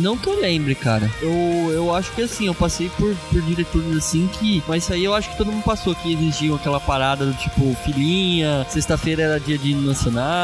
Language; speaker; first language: Portuguese; native; Portuguese